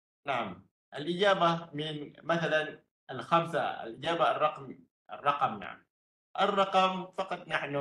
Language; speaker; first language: Arabic; non-native, fluent; Malay